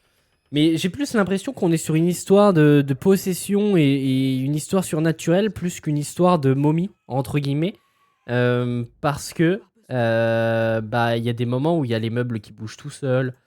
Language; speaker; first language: French; native; French